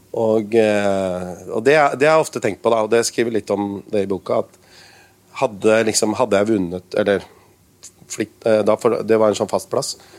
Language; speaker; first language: Norwegian; early bilingual, other home language; Urdu